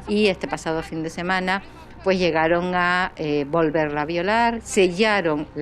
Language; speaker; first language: Spanish; native; Spanish